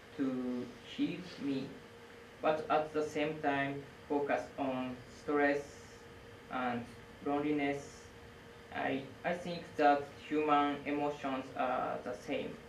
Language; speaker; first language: English; non-native, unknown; Japanese